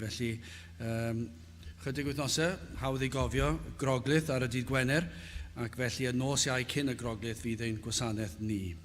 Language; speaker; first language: Welsh; native; Welsh